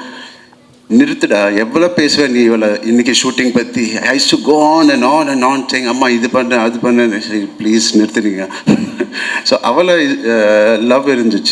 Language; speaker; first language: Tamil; non-native, learner; Telugu